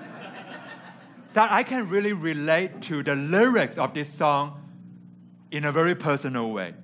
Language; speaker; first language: English; non-native, local second language; Cantonese